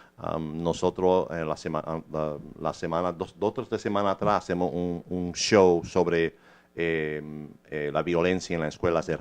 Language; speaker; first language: Spanish; early bilingual, heritage; English